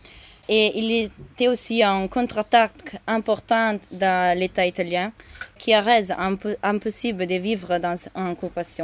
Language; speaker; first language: French; non-native, learner; Italian